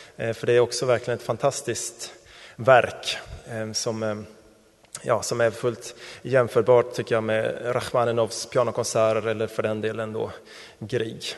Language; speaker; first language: Swedish; native; Swedish